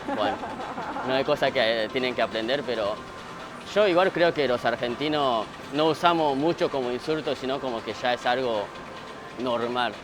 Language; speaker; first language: Spanish; early bilingual, other home language; Japanese